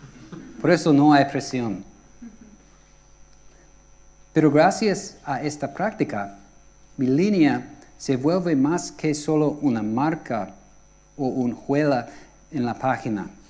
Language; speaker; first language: Spanish; non-native, fluent; English